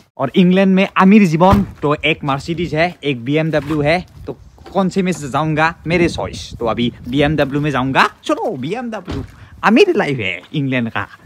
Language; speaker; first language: Hindi; non-native, local second language; Assamese